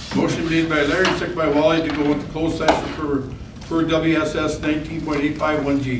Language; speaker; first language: English; native; English